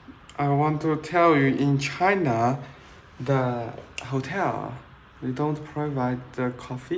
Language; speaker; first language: English; non-native, learner; Chinese